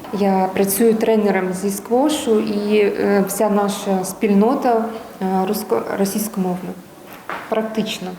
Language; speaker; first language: Ukrainian; non-native, local second language; Russian